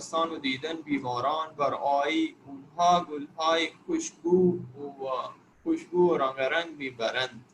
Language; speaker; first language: Persian; non-native, learner; Urdu